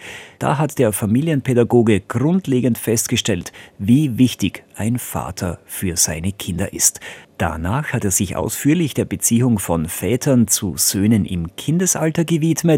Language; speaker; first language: German; native; German